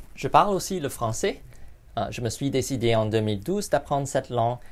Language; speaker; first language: English; non-native, local second language; Cantonese